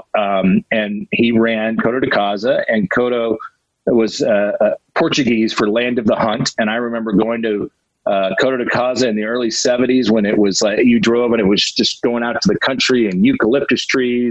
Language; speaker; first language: English; native; English